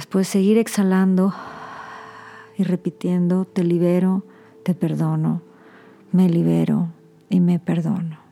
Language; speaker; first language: Spanish; native; Spanish